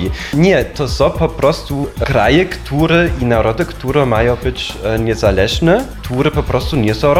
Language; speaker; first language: Polish; non-native, fluent; German